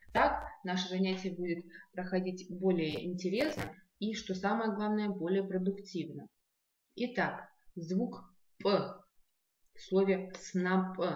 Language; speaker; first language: Russian; non-native, local second language; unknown